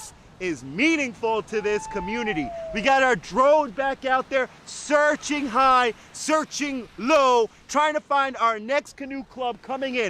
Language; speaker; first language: English; native; English